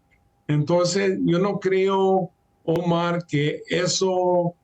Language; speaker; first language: Spanish; early bilingual, heritage; Spanish